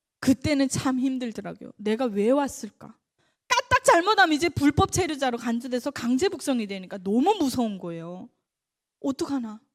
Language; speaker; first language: Korean; native; Korean